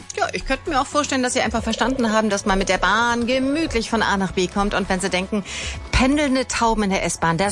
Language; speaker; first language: German; native; German